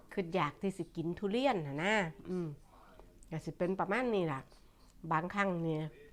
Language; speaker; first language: Thai; native; Thai